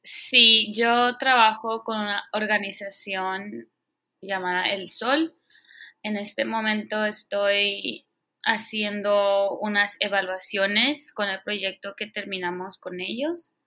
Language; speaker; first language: Spanish; early bilingual, heritage; Spanish